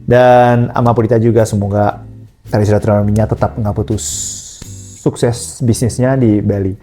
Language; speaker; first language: Indonesian; non-native, fluent; Japanese